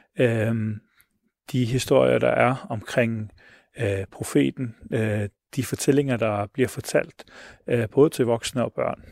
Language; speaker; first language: Danish; early bilingual, other home language; Arabic